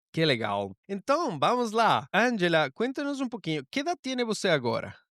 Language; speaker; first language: Portuguese; non-native, learner; Spanish